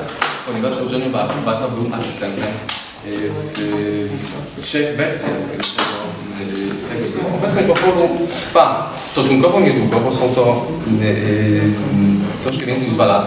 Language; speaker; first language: Polish; native; Polish